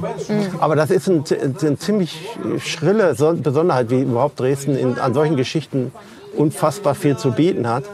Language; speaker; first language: German; native; German